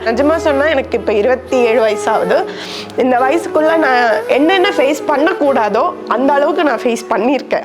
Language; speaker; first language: Tamil; non-native, local second language; Malayalam